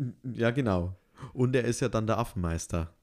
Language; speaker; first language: German; native; German